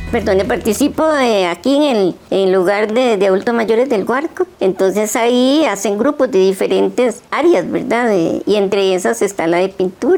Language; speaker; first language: Spanish; native; Spanish